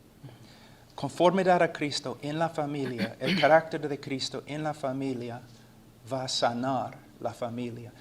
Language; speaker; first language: Spanish; non-native, fluent; English